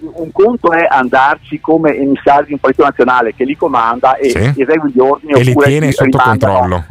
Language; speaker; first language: Italian; native; Italian